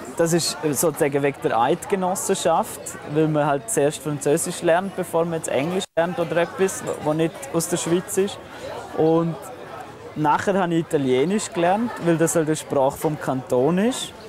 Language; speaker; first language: German; native; German